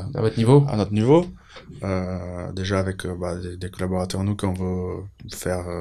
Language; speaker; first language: French; non-native, fluent; Portuguese